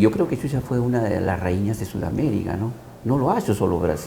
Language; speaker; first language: Portuguese; non-native, learner; Spanish